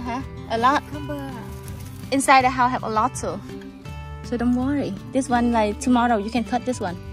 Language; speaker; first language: English; non-native, learner; Vietnamese